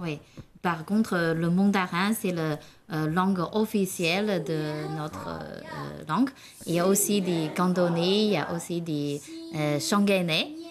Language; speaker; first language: French; non-native, learner; Chinese